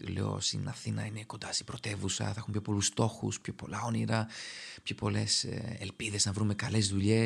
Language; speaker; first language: Greek; early bilingual, other home language; Albanian